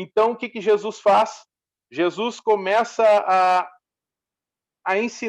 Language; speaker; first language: Portuguese; native; Portuguese